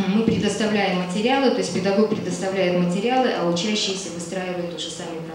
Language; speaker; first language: Russian; native; Russian